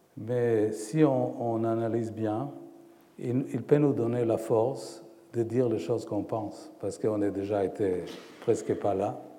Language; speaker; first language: French; non-native, fluent; Hebrew